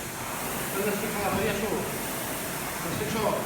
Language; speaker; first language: Greek; native; Greek